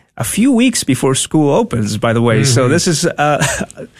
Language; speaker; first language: English; non-native, fluent; Spanish